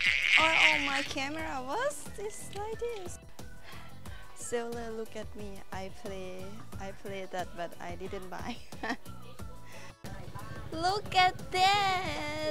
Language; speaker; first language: English; non-native, learner; Thai